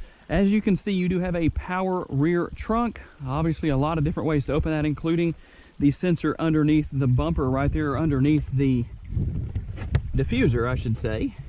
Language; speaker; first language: English; native; English